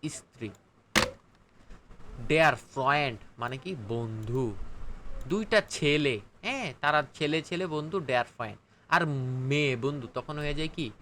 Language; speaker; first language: Bangla; native; Bangla